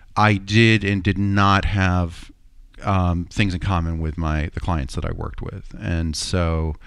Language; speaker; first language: English; native; English